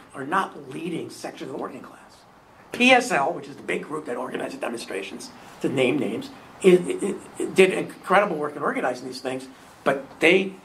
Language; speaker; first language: English; native; English